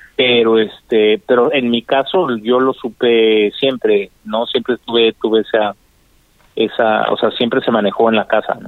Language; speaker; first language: Spanish; native; Spanish